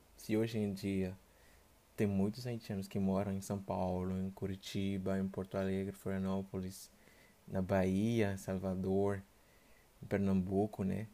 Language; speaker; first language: Portuguese; non-native, fluent; Haitian Creole